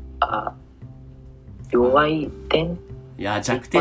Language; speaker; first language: Japanese; non-native, learner; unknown